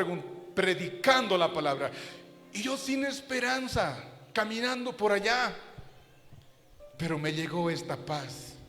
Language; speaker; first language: Spanish; native; Spanish